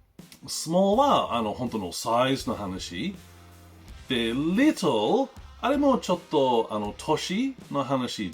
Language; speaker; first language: Japanese; non-native, learner; English